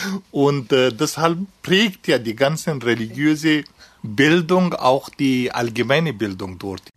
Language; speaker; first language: German; non-native, fluent; Pashto